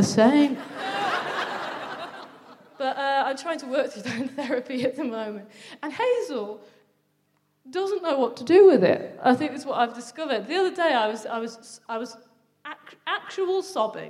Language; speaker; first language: English; native; English